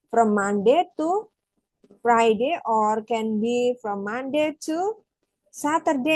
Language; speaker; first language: English; non-native, fluent; Indonesian